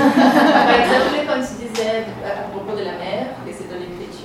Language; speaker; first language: French; non-native, fluent; Portuguese